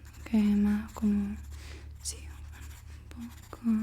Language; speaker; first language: Spanish; non-native, learner; English